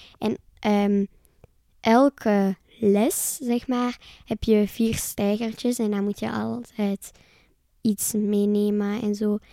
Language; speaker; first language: Dutch; native; Dutch